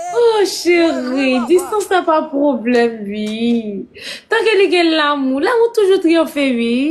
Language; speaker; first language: Haitian Creole; non-native, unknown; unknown